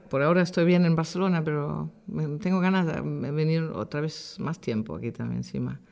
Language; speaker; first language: Spanish; non-native, fluent; German